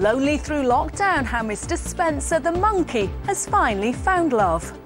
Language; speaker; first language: English; native; English